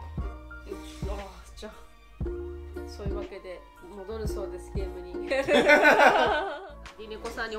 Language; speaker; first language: Japanese; native; Japanese